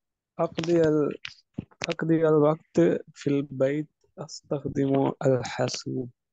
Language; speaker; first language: Arabic; non-native, learner; Urdu